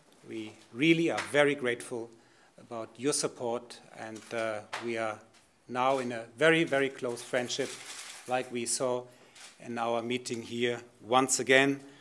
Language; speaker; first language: English; non-native, fluent; German